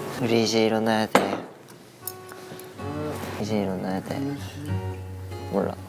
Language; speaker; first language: Korean; non-native, fluent; Japanese